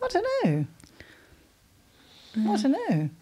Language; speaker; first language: English; native; English